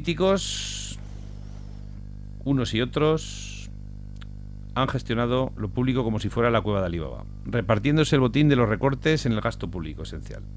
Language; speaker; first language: Spanish; native; Spanish